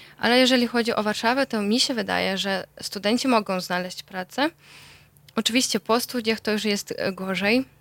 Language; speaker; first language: Polish; non-native, fluent; Russian